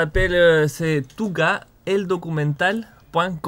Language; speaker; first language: French; non-native, learner; Spanish